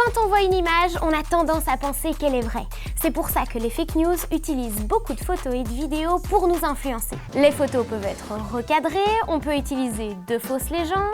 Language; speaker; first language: French; native; French